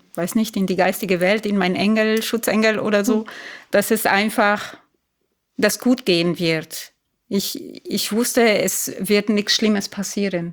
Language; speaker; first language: German; non-native, fluent; Italian